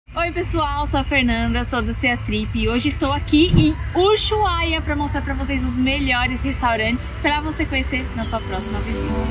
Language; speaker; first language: Portuguese; native; Portuguese